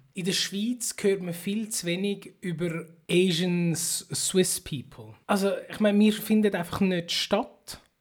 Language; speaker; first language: German; early bilingual, other home language; Filipino